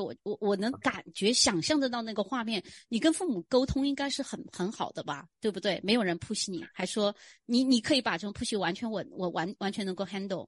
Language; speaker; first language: Chinese; native; Chinese